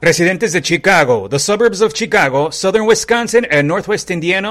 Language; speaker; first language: English; early bilingual, other home language; Spanish